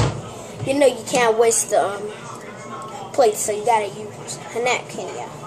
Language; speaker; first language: English; native; English